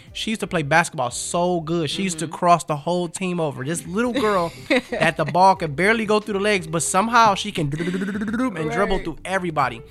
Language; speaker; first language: English; native; English